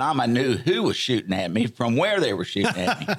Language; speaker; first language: English; native; English